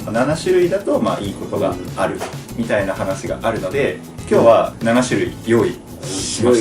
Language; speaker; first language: Japanese; native; Japanese